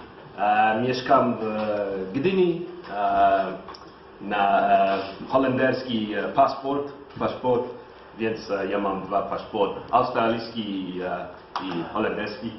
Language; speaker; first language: Polish; non-native, learner; English